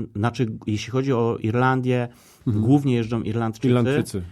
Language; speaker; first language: Polish; native; Polish